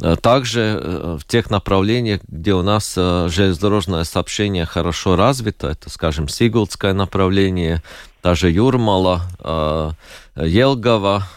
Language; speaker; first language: Russian; non-native, local second language; Latvian